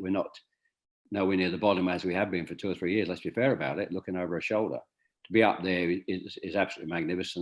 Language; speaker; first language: English; native; English